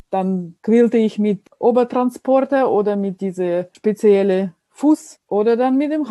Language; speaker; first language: German; non-native, fluent; Russian